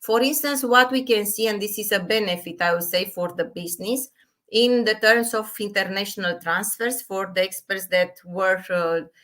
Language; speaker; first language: English; non-native, fluent; Romanian